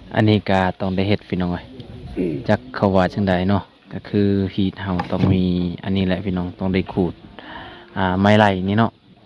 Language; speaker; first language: Lao; non-native, local second language; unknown